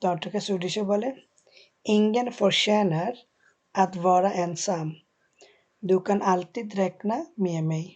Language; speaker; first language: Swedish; non-native, fluent; Bangla